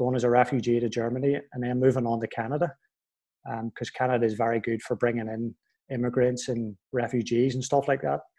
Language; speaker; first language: English; native; English